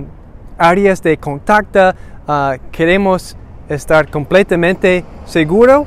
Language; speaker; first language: Spanish; non-native, learner; English